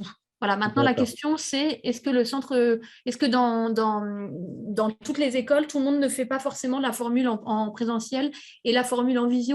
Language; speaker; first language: French; native; French